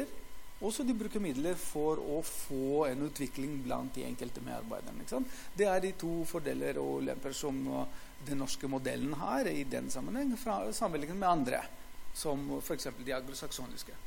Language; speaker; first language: Norwegian; non-native, fluent; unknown